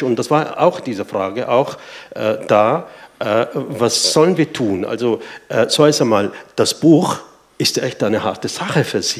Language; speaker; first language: German; non-native, fluent; Arabic